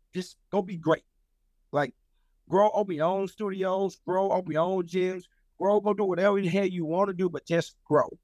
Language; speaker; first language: English; native; English